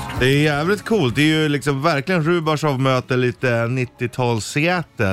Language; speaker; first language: Swedish; native; Swedish